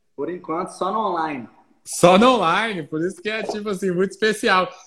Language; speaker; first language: Portuguese; native; Portuguese